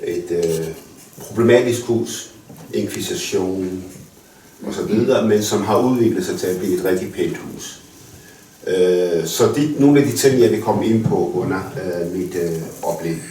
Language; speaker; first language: Danish; early bilingual, other home language; Arabic